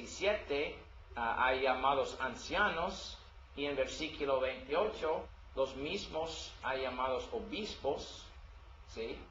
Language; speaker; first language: Spanish; non-native, learner; English